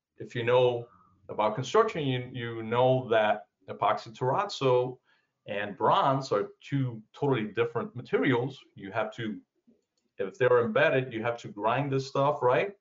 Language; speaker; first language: English; early bilingual, other home language; Spanish